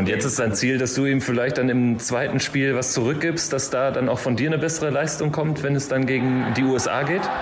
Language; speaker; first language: German; native; German